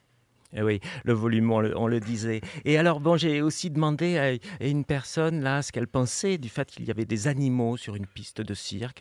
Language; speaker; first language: French; native; French